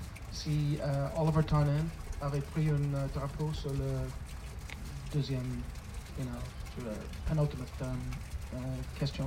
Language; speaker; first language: French; non-native, fluent; English